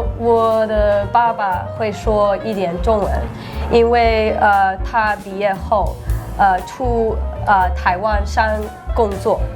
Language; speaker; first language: Chinese; early bilingual, heritage; English